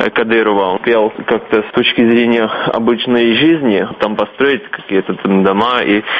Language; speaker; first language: Russian; non-native, fluent; Czech